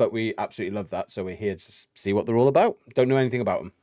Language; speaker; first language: English; native; English